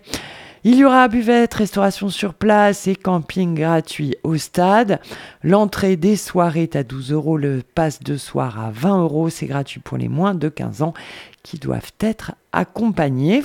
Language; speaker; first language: French; native; French